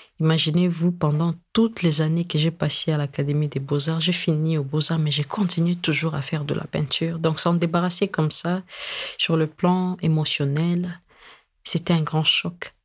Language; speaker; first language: French; non-native, local second language; Lingala